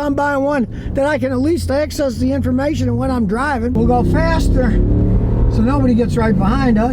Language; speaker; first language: English; native; English